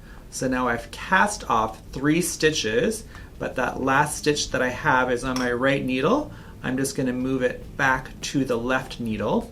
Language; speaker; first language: English; native; English